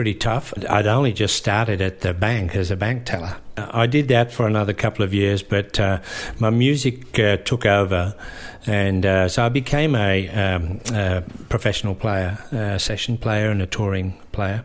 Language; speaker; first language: English; native; English